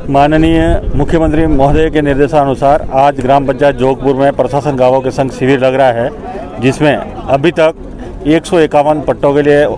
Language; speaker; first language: Hindi; native; Hindi